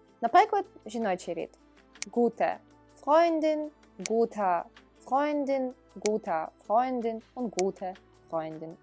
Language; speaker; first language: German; non-native, fluent; Ukrainian